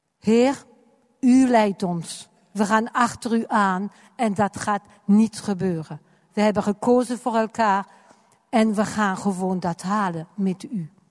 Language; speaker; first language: Dutch; non-native, fluent; French